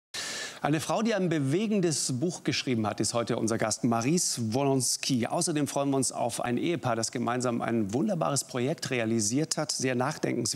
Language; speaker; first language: German; native; German